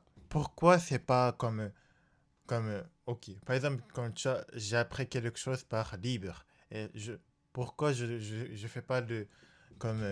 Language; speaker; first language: French; non-native, learner; Japanese